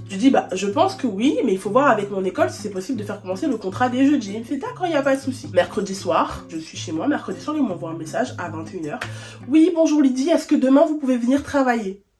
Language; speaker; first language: French; native; French